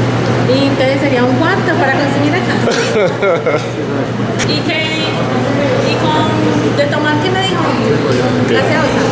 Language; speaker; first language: Spanish; native; Spanish